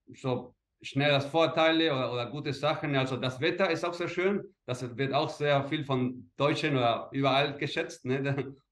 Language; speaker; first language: German; early bilingual, heritage; Spanish